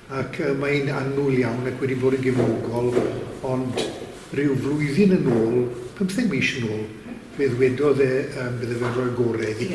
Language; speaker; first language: Welsh; native; Welsh